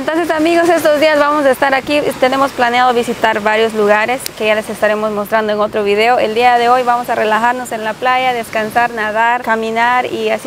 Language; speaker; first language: Spanish; native; Spanish